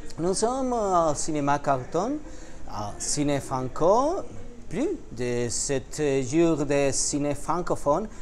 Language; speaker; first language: French; non-native, fluent; Spanish